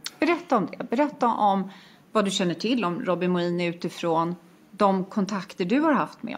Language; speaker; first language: Swedish; native; Swedish